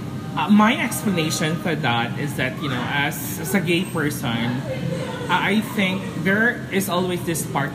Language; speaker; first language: English; non-native, local second language; Cebuano